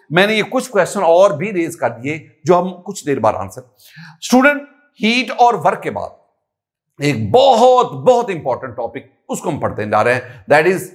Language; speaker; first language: Urdu; non-native, local second language; Punjabi